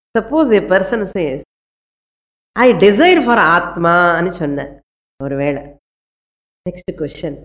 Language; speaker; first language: English; non-native, local second language; Tamil